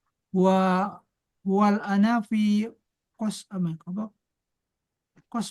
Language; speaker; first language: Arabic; non-native, learner; Indonesian